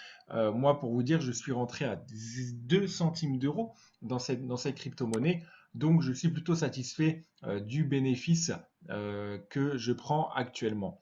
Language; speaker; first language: French; native; French